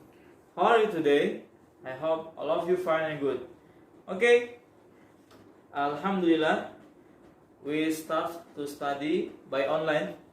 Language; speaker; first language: English; non-native, learner; Indonesian